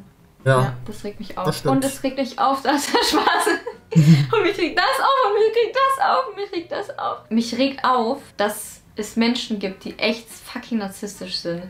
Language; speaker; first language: German; native; German